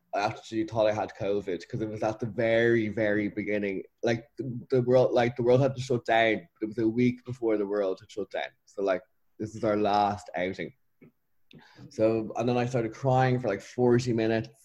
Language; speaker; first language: English; native; English